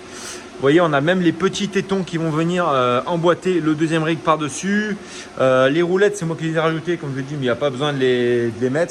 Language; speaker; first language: French; native; French